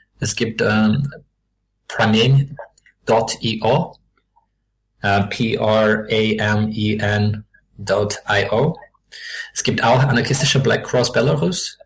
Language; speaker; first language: German; non-native, learner; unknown